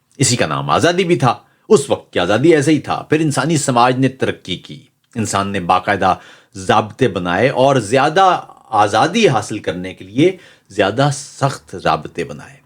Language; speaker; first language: Urdu; native; Urdu